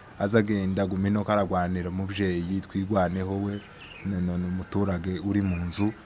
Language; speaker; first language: Kinyarwanda; native; Kinyarwanda